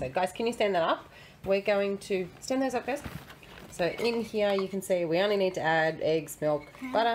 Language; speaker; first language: English; native; English